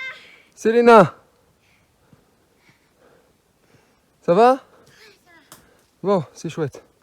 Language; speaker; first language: French; native; French